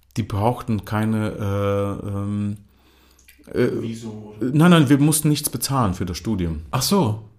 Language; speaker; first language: German; non-native, fluent; Croatian